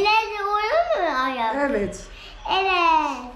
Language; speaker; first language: Turkish; early bilingual, heritage; Turkish